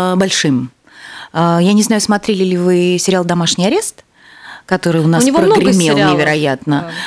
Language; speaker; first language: Russian; native; Russian